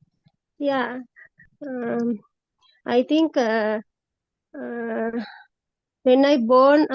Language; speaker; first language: English; non-native, learner; Sinhala